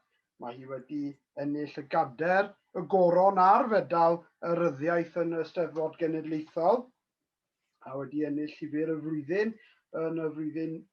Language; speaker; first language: Welsh; native; Welsh